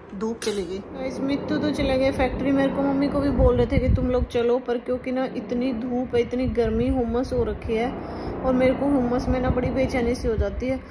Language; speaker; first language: Hindi; native; Hindi